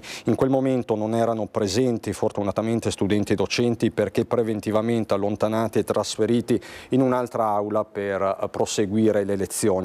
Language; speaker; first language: Italian; native; Italian